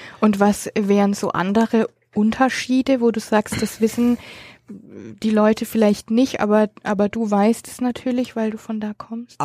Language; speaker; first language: German; native; German